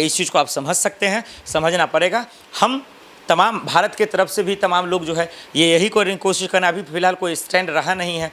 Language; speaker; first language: Hindi; native; Hindi